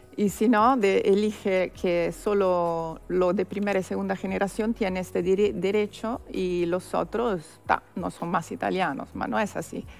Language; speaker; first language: Spanish; non-native, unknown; Italian